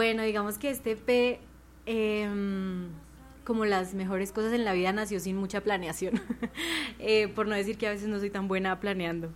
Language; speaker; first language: Spanish; native; Spanish